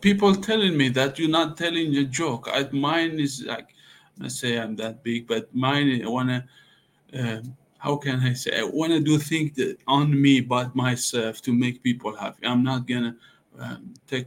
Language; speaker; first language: English; non-native, learner; Persian